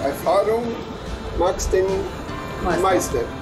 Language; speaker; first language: German; non-native, learner; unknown